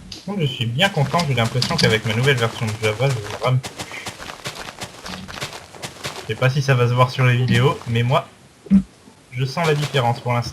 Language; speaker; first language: French; native; French